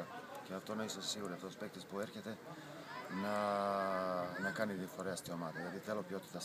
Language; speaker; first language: Greek; non-native, fluent; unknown